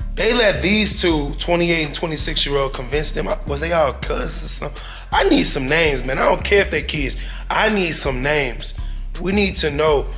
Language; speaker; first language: English; native; English